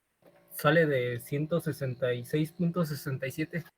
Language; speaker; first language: Spanish; native; Spanish